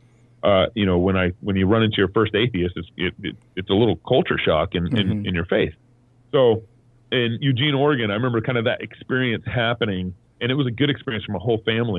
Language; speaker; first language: English; native; English